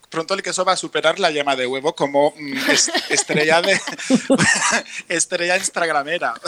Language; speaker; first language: Spanish; non-native, fluent; French